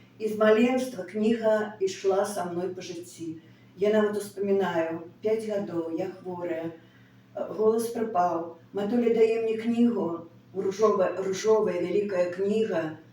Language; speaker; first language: Belarusian; non-native, local second language; Russian